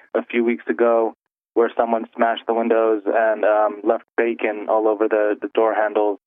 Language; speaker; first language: English; native; English